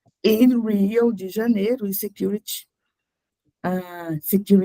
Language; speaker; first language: English; non-native, learner; Portuguese